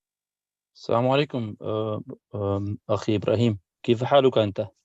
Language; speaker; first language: Arabic; non-native, learner; English